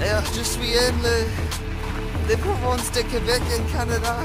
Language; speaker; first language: French; non-native, learner; English